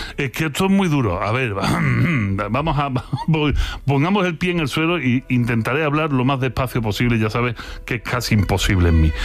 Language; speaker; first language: Spanish; native; Spanish